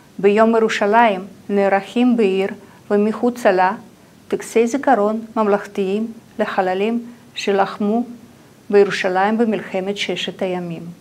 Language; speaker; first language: Hebrew; non-native, fluent; Russian